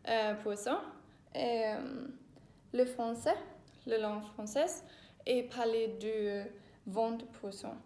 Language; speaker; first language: French; non-native, learner; Danish